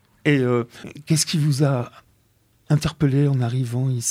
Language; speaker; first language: French; native; French